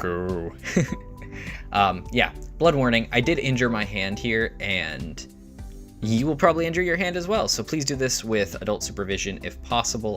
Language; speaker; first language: English; native; English